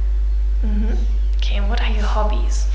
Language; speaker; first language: English; non-native, fluent; German